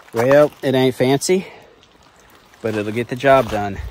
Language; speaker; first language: English; native; English